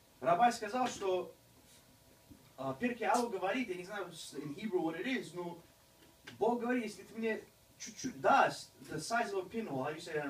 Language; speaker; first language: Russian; early bilingual, heritage; Russian